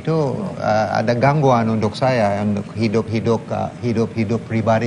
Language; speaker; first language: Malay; non-native, fluent; English